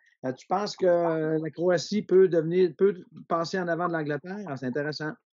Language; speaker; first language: French; native; French